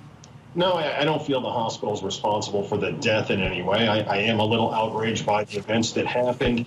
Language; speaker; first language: English; native; English